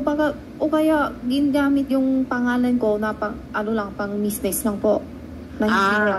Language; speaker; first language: Filipino; non-native, learner; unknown